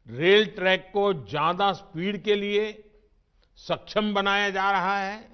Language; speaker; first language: Hindi; non-native, local second language; Gujarati